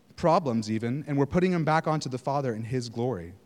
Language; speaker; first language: English; native; English